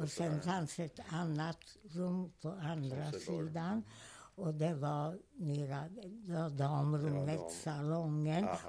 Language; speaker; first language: Swedish; non-native, fluent; Hungarian